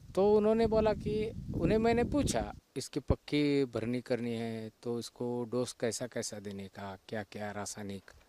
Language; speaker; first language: Hindi; non-native, local second language; Marathi